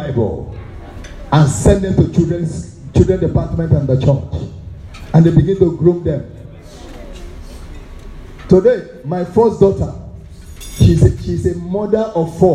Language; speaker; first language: English; non-native, local second language; Hausa